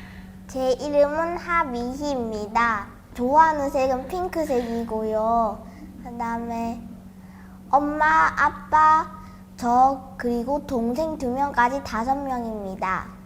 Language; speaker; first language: Korean; early bilingual, other home language; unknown